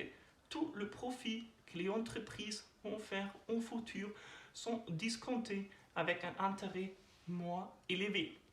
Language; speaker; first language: French; non-native, learner; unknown